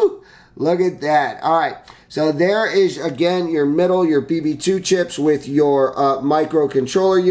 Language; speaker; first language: English; native; English